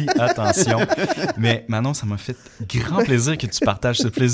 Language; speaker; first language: French; native; French